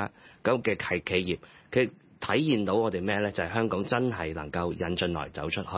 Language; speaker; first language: Cantonese; native; Cantonese